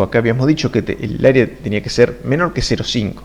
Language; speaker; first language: Spanish; native; Spanish